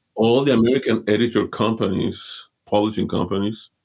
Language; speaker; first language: English; early bilingual, other home language; Spanish